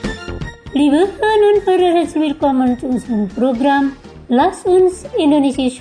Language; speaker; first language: German; non-native, fluent; Indonesian